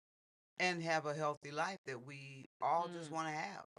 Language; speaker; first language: English; native; English